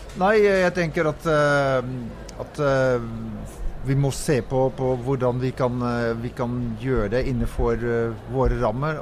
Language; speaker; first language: Norwegian; non-native, fluent; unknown